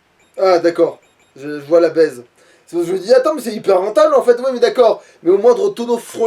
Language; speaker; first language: French; native; French